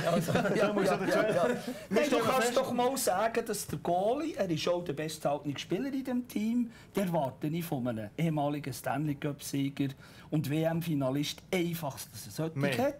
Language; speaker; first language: German; native; German